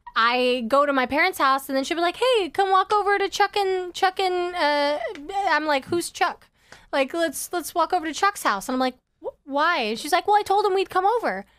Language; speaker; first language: English; native; English